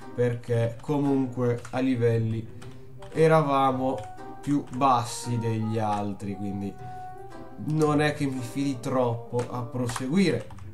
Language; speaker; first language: Italian; native; Italian